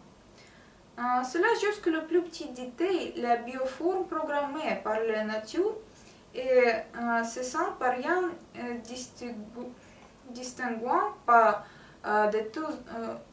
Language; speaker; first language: French; non-native, learner; Russian